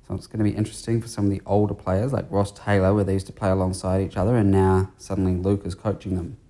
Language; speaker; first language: English; native; English